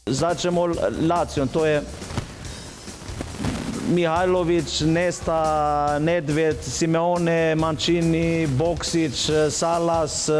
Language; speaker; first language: Slovenian; non-native, fluent; Albanian